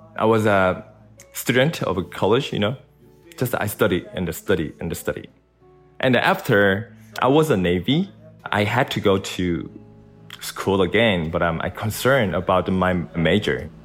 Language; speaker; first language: English; non-native, learner; Korean